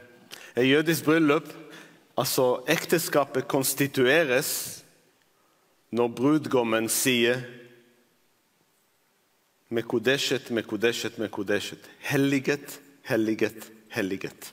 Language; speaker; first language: Norwegian; non-native, fluent; Arabic